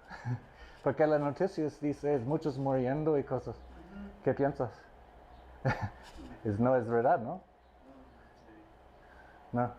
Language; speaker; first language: Spanish; non-native, learner; English